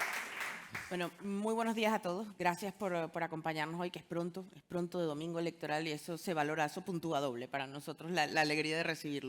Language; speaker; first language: Spanish; native; Spanish